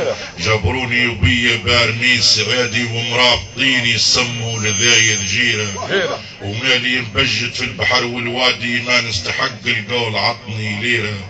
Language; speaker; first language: Arabic; native; Arabic